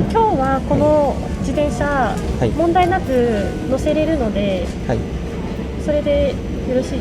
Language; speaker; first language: Japanese; native; Japanese